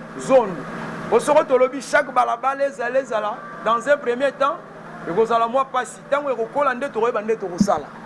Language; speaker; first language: Lingala; native; Lingala